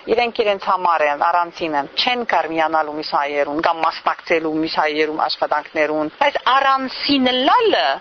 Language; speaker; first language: Armenian; early bilingual, heritage; Armenian